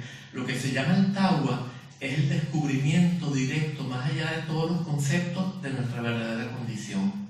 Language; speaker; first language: Spanish; native; Spanish